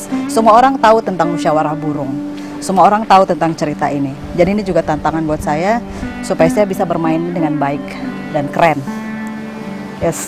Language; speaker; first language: Indonesian; non-native, local second language; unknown